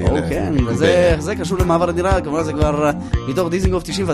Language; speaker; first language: Hebrew; native; Hebrew